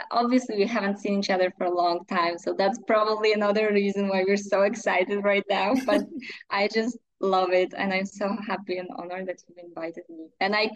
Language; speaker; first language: English; non-native, fluent; Polish